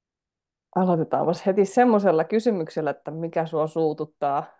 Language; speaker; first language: Finnish; native; Finnish